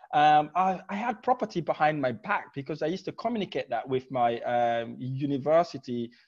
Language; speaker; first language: English; non-native, fluent; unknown